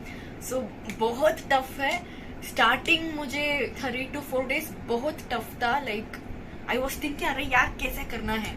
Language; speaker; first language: Hindi; non-native, local second language; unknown